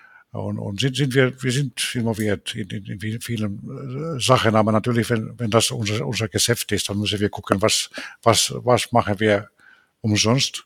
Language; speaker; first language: German; non-native, fluent; Finnish